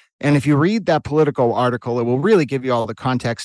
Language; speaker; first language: English; native; English